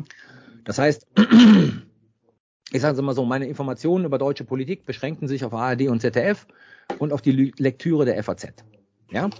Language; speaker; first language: German; native; German